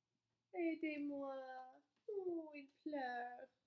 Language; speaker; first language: French; non-native, fluent; English